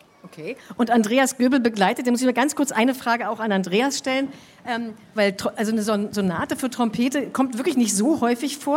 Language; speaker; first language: German; native; German